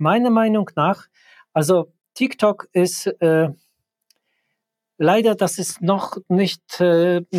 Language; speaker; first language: German; non-native, fluent; Polish